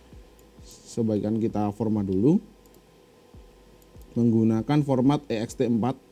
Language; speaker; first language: Indonesian; native; Indonesian